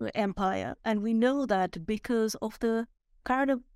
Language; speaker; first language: English; non-native, local second language; Bangla